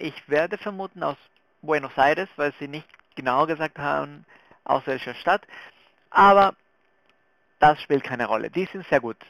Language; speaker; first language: German; non-native, fluent; Spanish